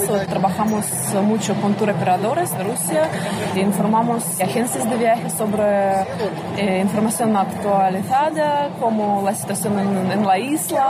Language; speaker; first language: Spanish; non-native, learner; Russian